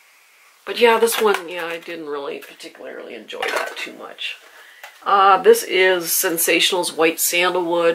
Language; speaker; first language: English; native; English